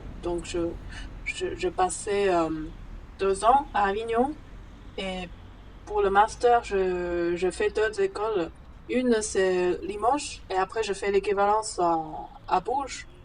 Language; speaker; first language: French; non-native, fluent; Chinese